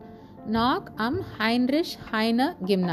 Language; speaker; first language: German; non-native, fluent; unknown